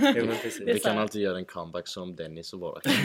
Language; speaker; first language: Swedish; non-native, fluent; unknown